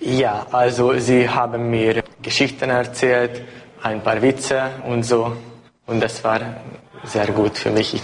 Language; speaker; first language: German; non-native, local second language; Hungarian